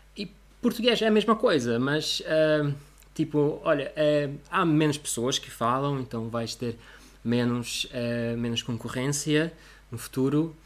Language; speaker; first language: Portuguese; non-native, fluent; Russian